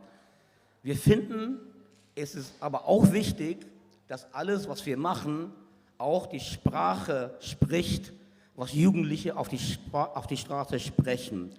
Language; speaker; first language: German; non-native, fluent; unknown